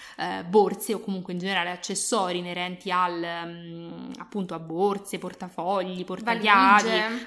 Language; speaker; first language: Italian; native; Italian